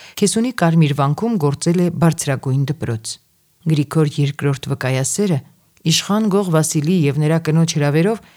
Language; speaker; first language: Armenian; native; Armenian